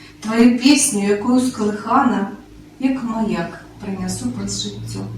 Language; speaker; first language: Belarusian; native; Belarusian